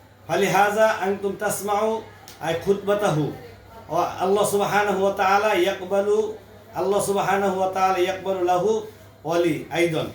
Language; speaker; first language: Arabic; non-native, learner; Bangla